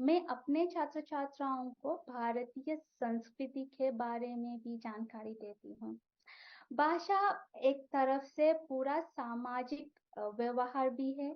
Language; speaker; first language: Hindi; non-native, fluent; Sinhala